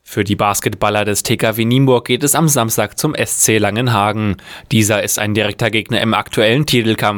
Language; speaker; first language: German; native; German